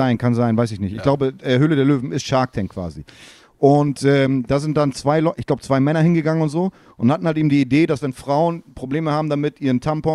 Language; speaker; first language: German; native; German